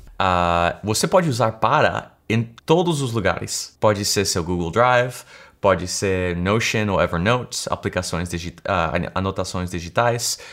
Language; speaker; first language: Portuguese; early bilingual, heritage; English